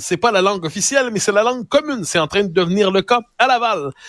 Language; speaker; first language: French; native; French